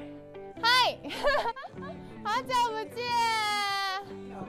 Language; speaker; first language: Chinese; non-native, fluent; Japanese